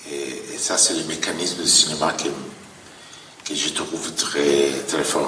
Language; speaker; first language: French; non-native, fluent; Italian